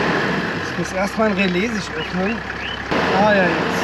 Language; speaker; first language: German; native; German